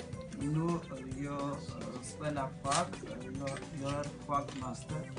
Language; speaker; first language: Swedish; non-native, learner; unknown